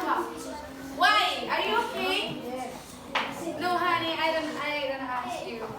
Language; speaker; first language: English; non-native, learner; Indonesian